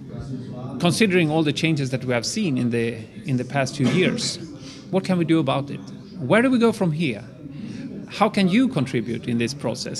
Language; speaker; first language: English; non-native, fluent; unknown